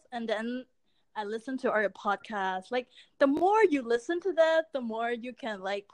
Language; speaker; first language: English; non-native, local second language; Cantonese